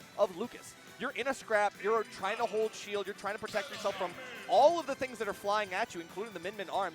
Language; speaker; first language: English; native; English